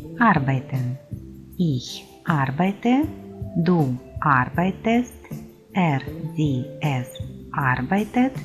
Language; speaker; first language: German; non-native, fluent; Ukrainian